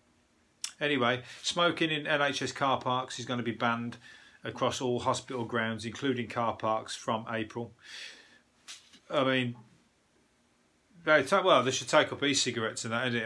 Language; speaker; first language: English; native; English